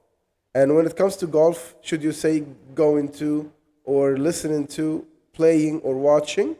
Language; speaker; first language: English; non-native, fluent; Arabic